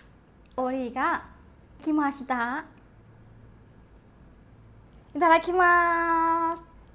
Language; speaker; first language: Japanese; non-native, learner; Burmese